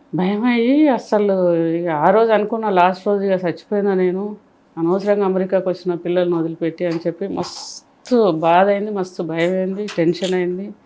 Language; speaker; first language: Telugu; native; Telugu